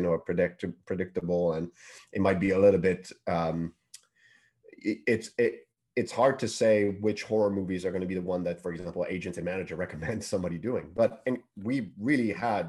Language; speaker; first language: English; non-native, fluent; French